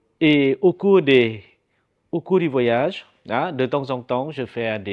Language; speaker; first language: French; non-native, fluent; Vietnamese